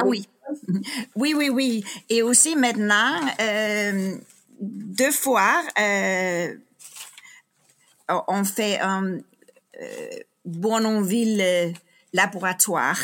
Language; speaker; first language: French; non-native, fluent; Danish